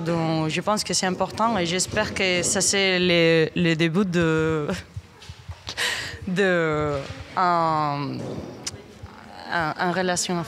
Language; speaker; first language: French; non-native, learner; Spanish